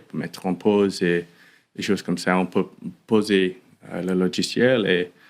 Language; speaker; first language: French; non-native, fluent; English